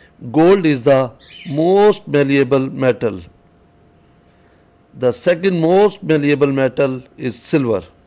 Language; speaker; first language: English; non-native, local second language; Urdu